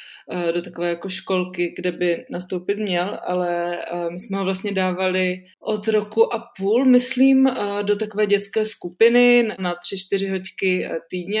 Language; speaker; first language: Czech; native; Czech